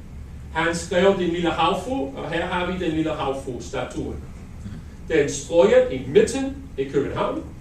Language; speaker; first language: Danish; non-native, learner; English